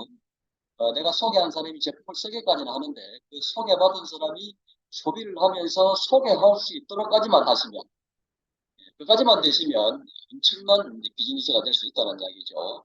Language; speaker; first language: Korean; native; Korean